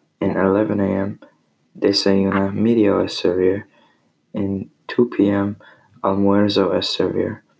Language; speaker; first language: Spanish; non-native, learner; English